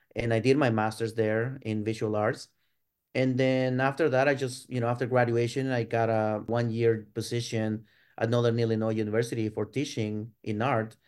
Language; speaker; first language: English; non-native, fluent; Spanish